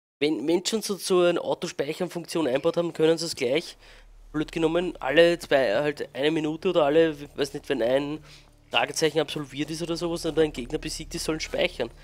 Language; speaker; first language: German; native; German